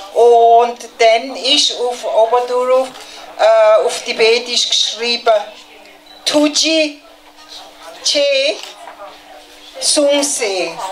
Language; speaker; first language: German; non-native, fluent; Tibetan